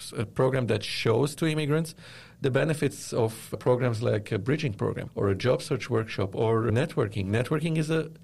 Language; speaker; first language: English; non-native, fluent; Arabic